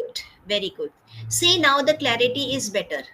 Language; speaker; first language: English; non-native, fluent; Hindi